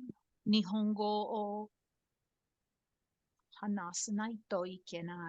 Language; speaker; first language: Japanese; non-native, learner; English